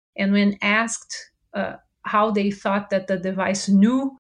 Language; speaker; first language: English; non-native, fluent; Portuguese